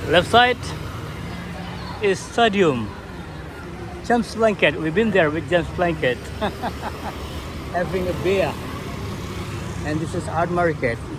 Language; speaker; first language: English; non-native, learner; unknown